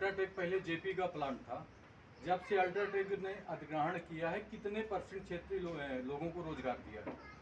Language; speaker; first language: Hindi; native; Hindi